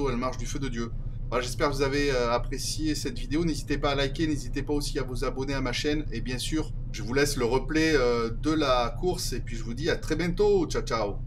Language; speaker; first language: French; native; French